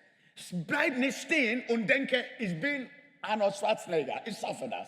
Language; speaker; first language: German; non-native, fluent; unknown